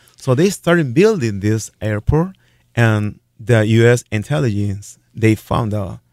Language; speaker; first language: English; non-native, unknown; Spanish